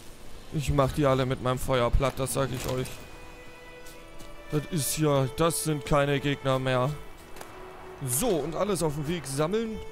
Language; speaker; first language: German; native; German